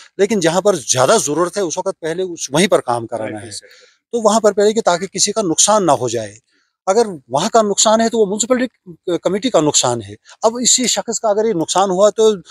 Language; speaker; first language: Hindi; non-native, local second language; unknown